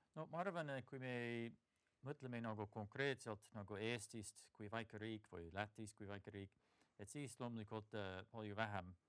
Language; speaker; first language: Estonian; non-native, fluent; English